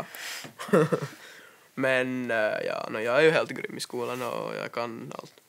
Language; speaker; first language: Swedish; native; Swedish